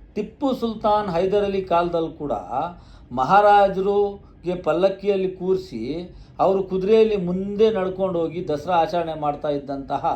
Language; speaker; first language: Kannada; native; Kannada